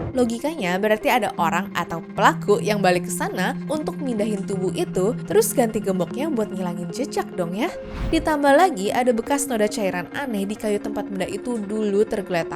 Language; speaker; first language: Indonesian; native; Indonesian